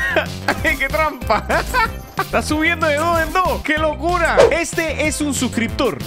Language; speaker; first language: Spanish; native; Spanish